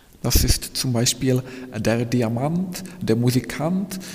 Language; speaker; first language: German; non-native, fluent; Czech